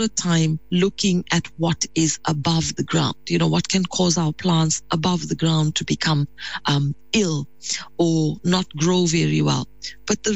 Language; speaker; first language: English; native; English